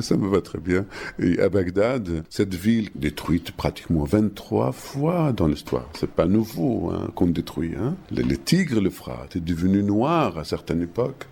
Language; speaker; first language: French; non-native, fluent; Arabic